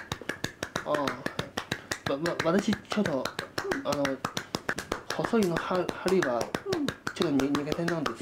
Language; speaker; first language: Japanese; non-native, learner; Chinese